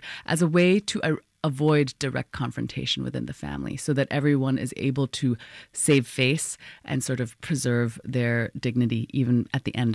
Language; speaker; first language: English; non-native, local second language; Cantonese